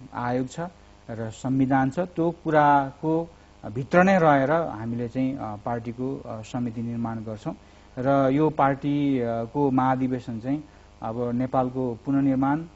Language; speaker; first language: Nepali; native; Nepali